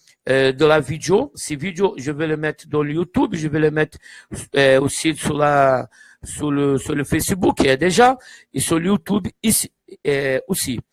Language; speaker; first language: French; non-native, fluent; Portuguese